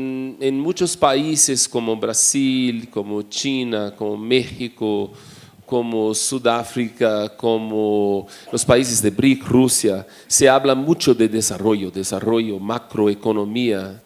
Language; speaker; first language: Spanish; non-native, fluent; Portuguese